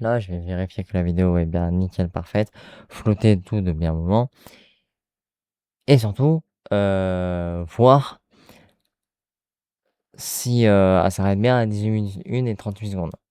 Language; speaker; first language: French; native; French